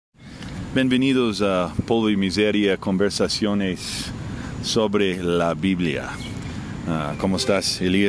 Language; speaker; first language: Spanish; non-native, fluent; English